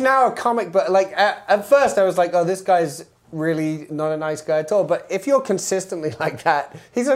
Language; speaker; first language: English; native; English